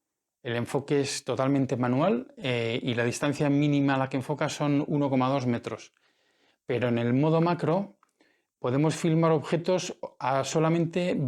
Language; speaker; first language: Spanish; native; Spanish